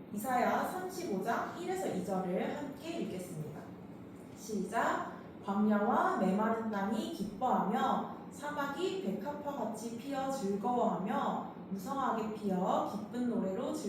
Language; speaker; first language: Korean; native; Korean